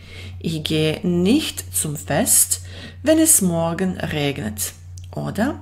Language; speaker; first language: German; non-native, fluent; Bosnian